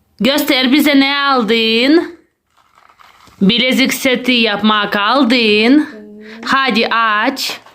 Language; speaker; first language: Turkish; non-native, learner; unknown